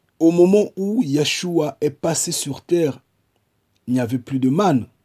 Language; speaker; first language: French; non-native, local second language; Kongo